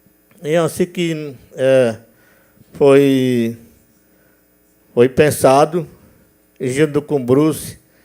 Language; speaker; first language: Portuguese; non-native, local second language; Yanomámi